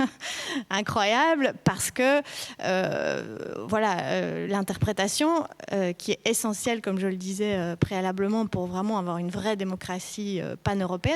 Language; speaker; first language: French; native; French